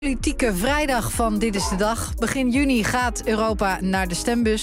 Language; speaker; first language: Dutch; native; Dutch